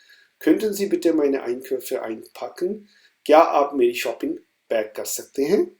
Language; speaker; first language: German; non-native, fluent; Urdu